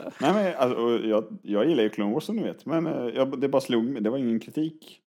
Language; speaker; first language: Swedish; native; Swedish